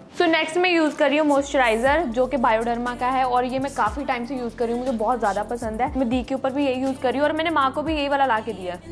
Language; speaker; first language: Hindi; native; Hindi